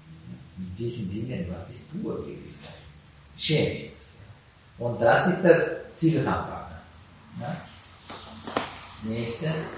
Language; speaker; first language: German; non-native, learner; Sinhala